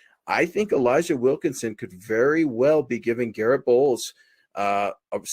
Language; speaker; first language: English; native; English